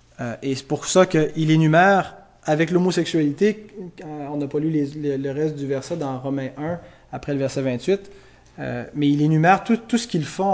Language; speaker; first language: French; native; French